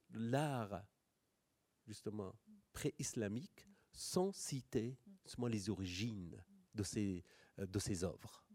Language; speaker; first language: French; non-native, fluent; Persian